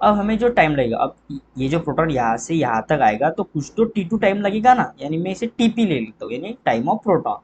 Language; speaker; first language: Hindi; native; Hindi